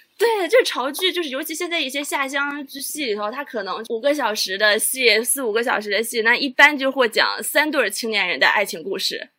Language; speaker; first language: Chinese; native; Chinese